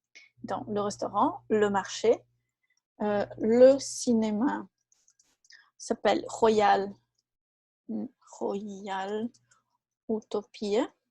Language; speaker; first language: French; non-native, fluent; Portuguese